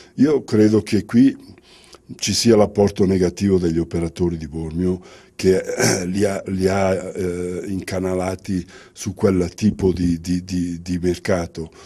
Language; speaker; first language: Italian; native; Italian